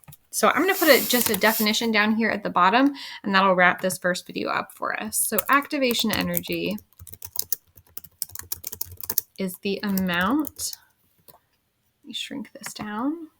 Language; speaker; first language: English; native; English